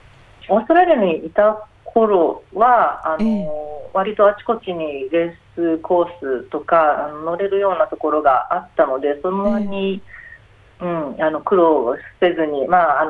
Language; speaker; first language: Japanese; native; Japanese